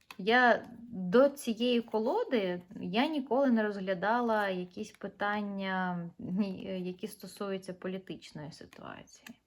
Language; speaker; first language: Ukrainian; non-native, local second language; Russian